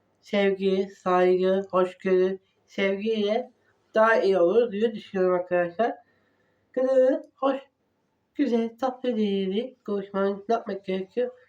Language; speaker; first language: Turkish; non-native, learner; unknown